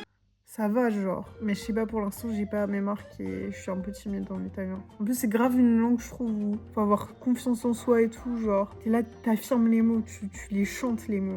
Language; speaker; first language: French; native; French